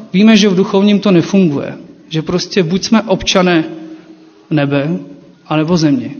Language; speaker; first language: Czech; non-native, fluent; Ukrainian